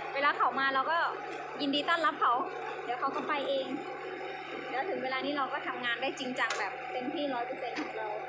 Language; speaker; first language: Thai; native; Thai